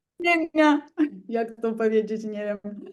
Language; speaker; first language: Polish; non-native, learner; Ukrainian